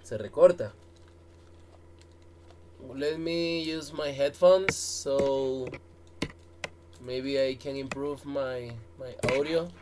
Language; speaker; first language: English; non-native, fluent; Spanish